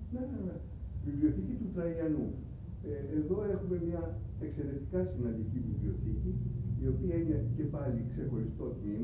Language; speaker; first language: Greek; native; Greek